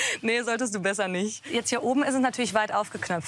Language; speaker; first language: German; native; German